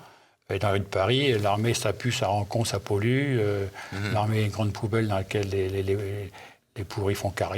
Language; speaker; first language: French; native; French